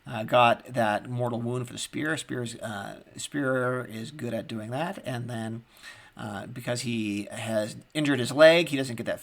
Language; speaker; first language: English; native; English